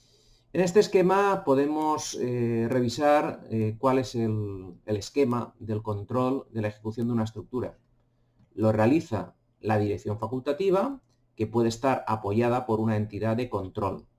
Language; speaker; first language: Spanish; native; Spanish